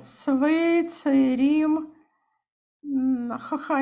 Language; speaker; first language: Hebrew; non-native, fluent; Russian